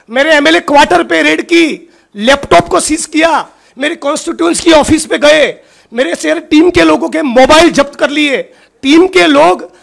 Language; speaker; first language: Hindi; non-native, local second language; Gujarati